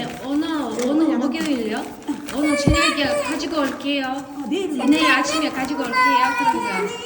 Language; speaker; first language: Korean; non-native, learner; Kazakh